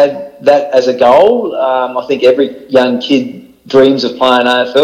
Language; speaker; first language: English; native; English